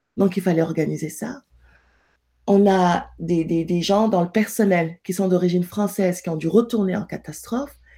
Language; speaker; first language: French; non-native, local second language; Wolof